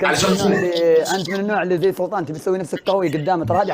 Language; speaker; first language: Arabic; native; Arabic